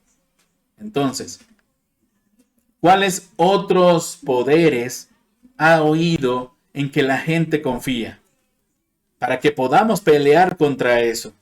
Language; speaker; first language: Spanish; non-native, fluent; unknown